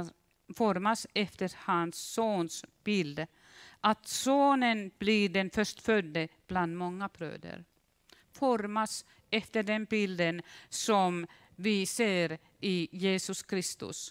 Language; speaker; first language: Swedish; non-native, fluent; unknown